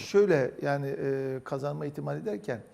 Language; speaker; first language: Turkish; native; Turkish